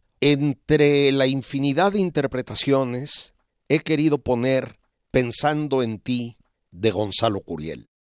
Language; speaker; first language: Spanish; native; Spanish